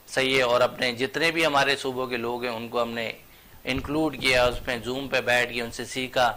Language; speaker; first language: Urdu; native; Urdu